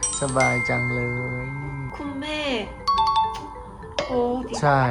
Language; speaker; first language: Thai; native; Thai